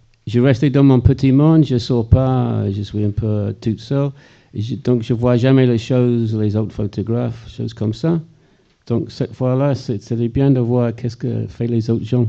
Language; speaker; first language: French; non-native, fluent; English